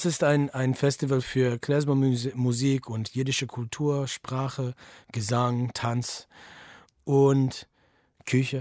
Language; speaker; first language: German; non-native, fluent; English